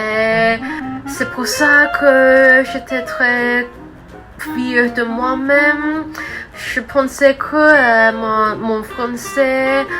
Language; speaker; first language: French; non-native, learner; Cantonese